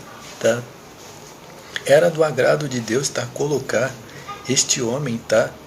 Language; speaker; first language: Portuguese; native; Portuguese